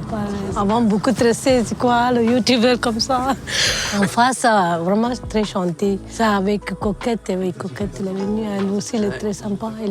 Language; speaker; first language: French; non-native, learner; Tamil